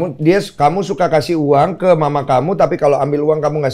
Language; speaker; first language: Indonesian; native; Indonesian